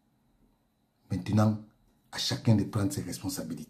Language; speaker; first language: French; native; French